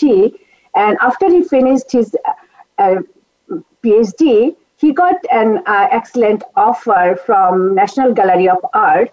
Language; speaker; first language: English; non-native, local second language; Bangla